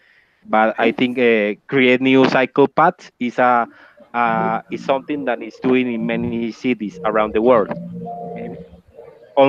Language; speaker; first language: English; non-native, learner; Spanish